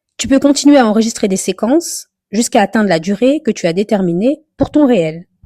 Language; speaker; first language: French; native; French